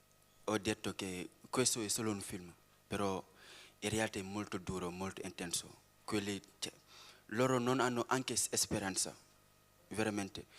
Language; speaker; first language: Italian; non-native, learner; Wolof